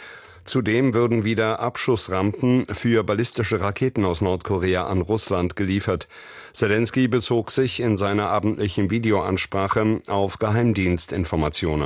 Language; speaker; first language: German; native; German